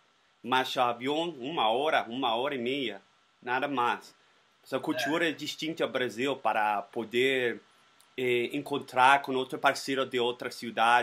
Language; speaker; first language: Portuguese; non-native, learner; Spanish